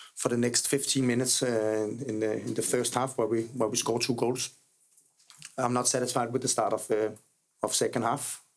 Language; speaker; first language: English; non-native, fluent; Danish